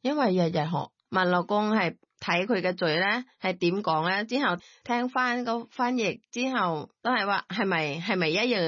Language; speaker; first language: Cantonese; non-native, learner; Thai